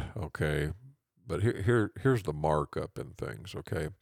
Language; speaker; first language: English; native; English